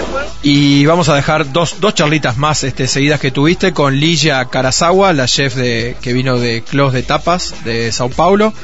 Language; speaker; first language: Spanish; native; Spanish